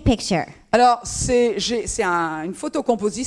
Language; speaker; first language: French; native; French